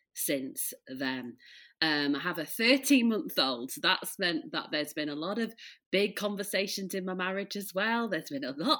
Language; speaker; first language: English; native; English